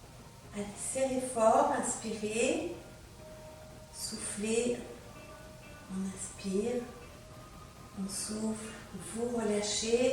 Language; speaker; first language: French; native; French